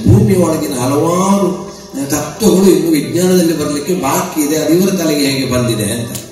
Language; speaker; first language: Kannada; non-native, local second language; Tulu